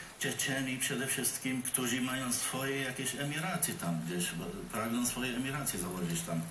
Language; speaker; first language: Polish; non-native, fluent; Arabic